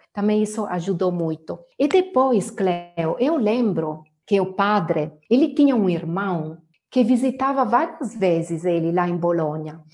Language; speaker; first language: Portuguese; non-native, fluent; Italian